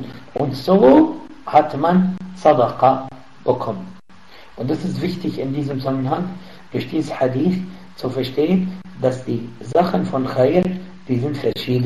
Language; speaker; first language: German; non-native, fluent; Arabic